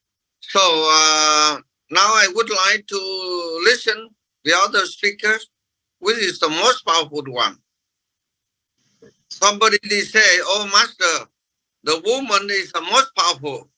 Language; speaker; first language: English; non-native, fluent; Vietnamese